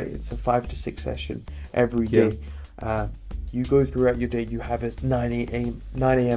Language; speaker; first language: English; native; English